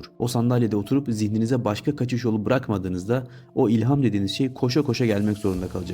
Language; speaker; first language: Turkish; native; Turkish